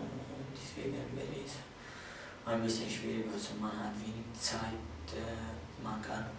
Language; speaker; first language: German; non-native, fluent; Kurdish